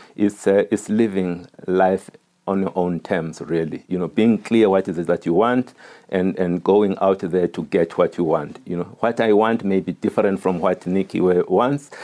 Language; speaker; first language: English; non-native, local second language; Xhosa